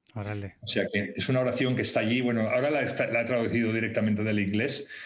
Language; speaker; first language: Spanish; native; Spanish